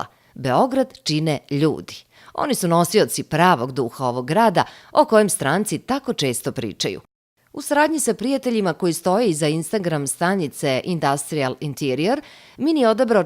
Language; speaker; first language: Serbian; native; Serbian